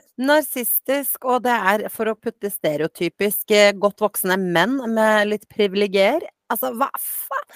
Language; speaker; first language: Norwegian; early bilingual, other home language; Bosnian